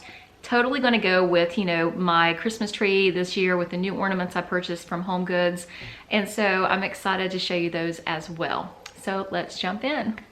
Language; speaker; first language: English; native; English